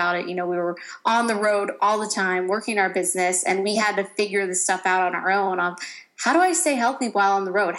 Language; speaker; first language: English; native; English